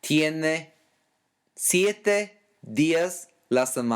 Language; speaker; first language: Spanish; non-native, fluent; English